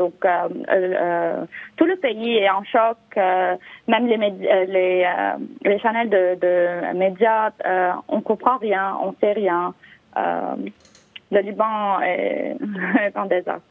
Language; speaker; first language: French; non-native, local second language; Arabic